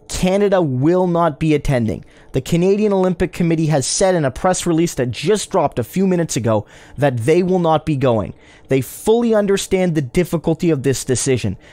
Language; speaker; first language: English; native; English